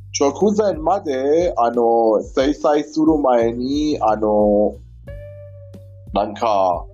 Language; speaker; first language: Japanese; non-native, learner; Persian